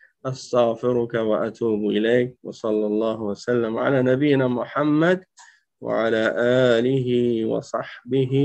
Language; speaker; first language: Arabic; non-native, fluent; French